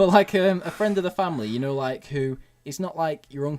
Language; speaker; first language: English; native; English